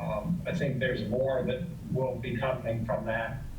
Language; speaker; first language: English; native; English